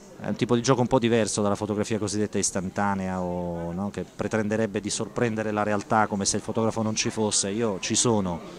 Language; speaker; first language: Italian; native; Italian